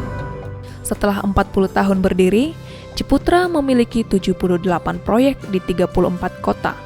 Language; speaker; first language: Indonesian; native; Indonesian